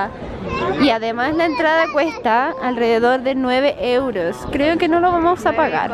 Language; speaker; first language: Spanish; native; Spanish